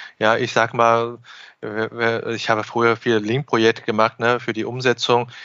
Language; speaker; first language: German; non-native, fluent; Chinese